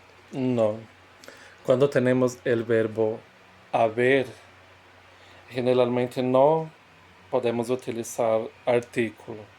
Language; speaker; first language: Spanish; non-native, fluent; Portuguese